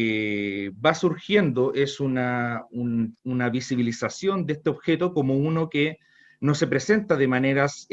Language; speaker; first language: Spanish; native; Spanish